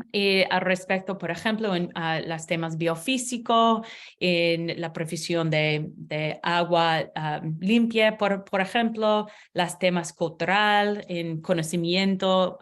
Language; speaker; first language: Spanish; non-native, learner; English